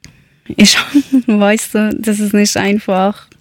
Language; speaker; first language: German; non-native, learner; Persian